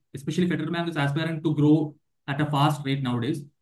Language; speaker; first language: English; non-native, local second language; Malayalam